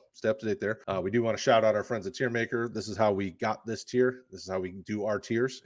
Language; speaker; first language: English; native; English